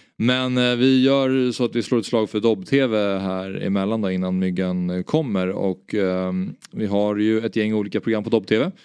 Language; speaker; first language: Swedish; native; Swedish